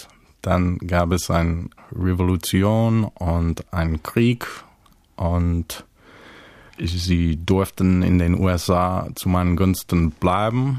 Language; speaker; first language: German; non-native, fluent; English